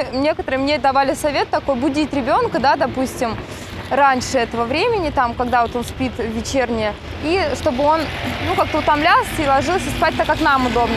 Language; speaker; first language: Russian; native; Russian